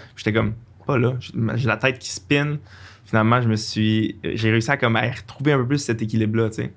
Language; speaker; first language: French; native; French